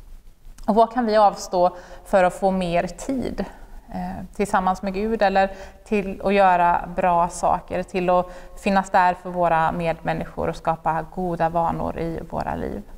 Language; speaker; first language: Swedish; native; Swedish